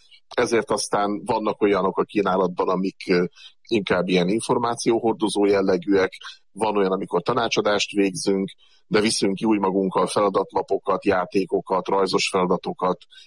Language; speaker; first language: Hungarian; native; Hungarian